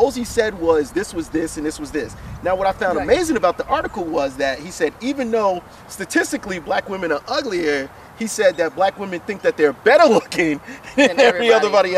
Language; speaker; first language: English; native; English